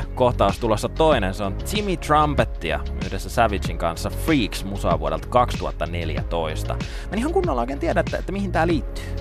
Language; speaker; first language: Finnish; native; Finnish